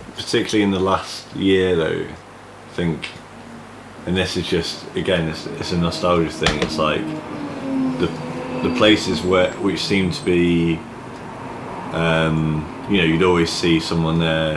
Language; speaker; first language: English; native; English